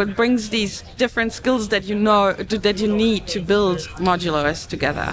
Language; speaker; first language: English; non-native, fluent; German